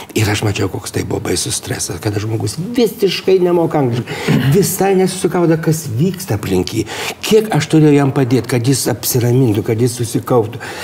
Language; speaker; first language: Lithuanian; native; Lithuanian